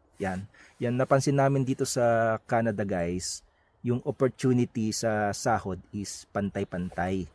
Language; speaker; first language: Filipino; native; Filipino